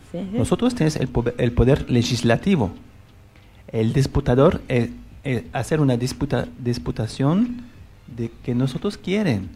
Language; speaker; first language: Spanish; non-native, learner; French